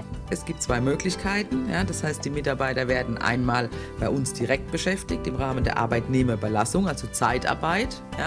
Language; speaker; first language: German; native; German